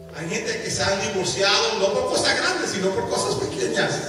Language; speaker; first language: Spanish; early bilingual, heritage; Spanish